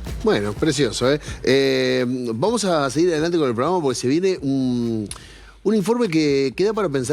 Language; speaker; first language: Spanish; native; Spanish